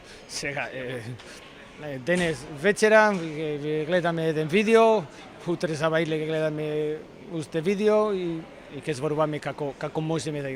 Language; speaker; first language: Macedonian; non-native, learner; Spanish